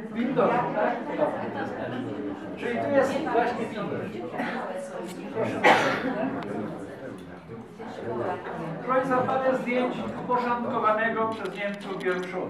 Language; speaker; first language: Polish; native; Polish